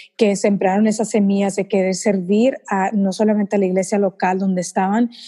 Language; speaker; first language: Spanish; early bilingual, heritage; Spanish